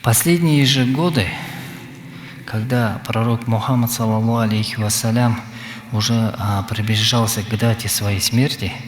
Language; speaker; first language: Russian; non-native, local second language; Kazakh